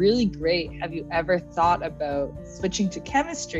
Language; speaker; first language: English; native; English